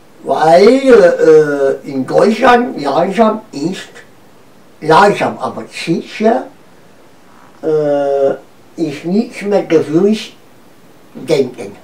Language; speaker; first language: German; non-native, learner; Romanian